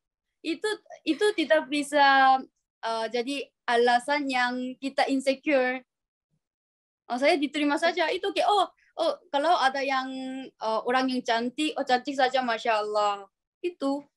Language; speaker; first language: Indonesian; non-native, learner; Korean